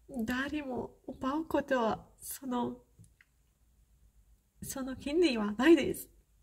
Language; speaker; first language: Japanese; non-native, fluent; Ukrainian